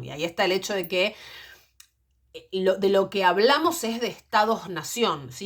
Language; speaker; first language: Spanish; native; Spanish